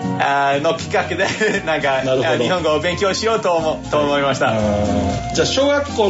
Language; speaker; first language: Japanese; non-native, fluent; English